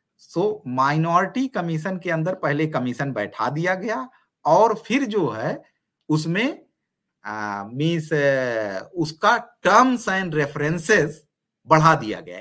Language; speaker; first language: Hindi; native; Hindi